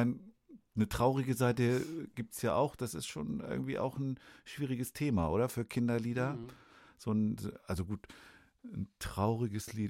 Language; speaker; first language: German; native; German